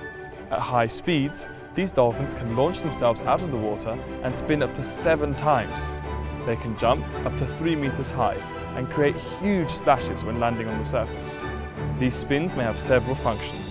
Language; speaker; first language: English; non-native, fluent; German